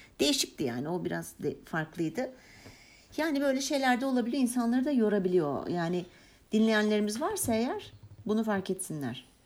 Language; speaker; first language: Turkish; native; Turkish